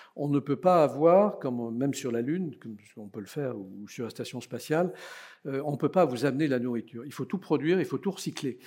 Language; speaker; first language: French; native; French